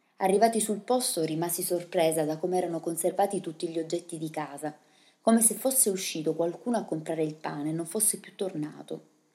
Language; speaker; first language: Italian; early bilingual, other home language; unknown